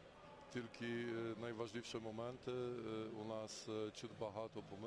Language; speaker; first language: Ukrainian; non-native, learner; Polish